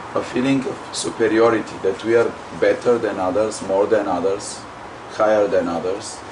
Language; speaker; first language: English; non-native, fluent; Bulgarian